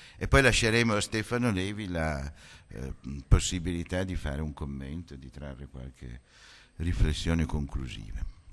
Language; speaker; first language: Italian; native; Italian